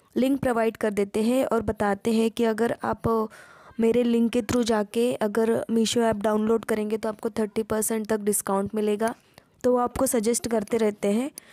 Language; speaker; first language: Hindi; non-native, local second language; Marathi